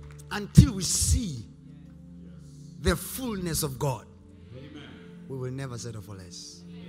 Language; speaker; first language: English; non-native, local second language; Swahili